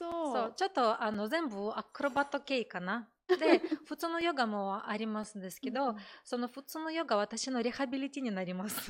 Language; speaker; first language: Japanese; non-native, fluent; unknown